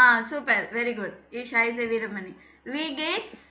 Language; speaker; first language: German; non-native, fluent; Tamil